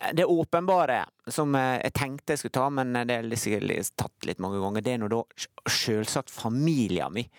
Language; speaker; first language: Norwegian; native; Norwegian